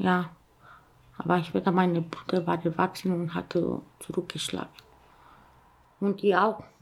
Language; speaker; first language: German; non-native, learner; Romanian